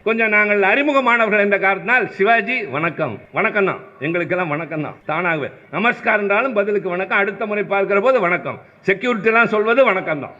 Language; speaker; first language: Tamil; native; Tamil